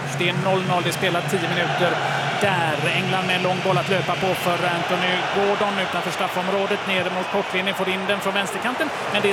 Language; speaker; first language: Swedish; native; Swedish